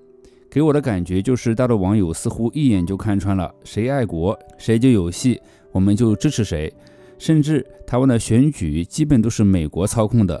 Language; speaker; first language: Chinese; native; Chinese